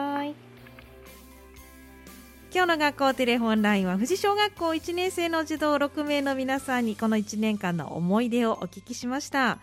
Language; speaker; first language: Japanese; native; Japanese